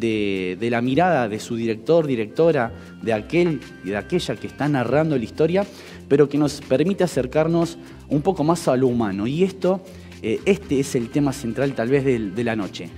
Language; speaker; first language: Spanish; native; Spanish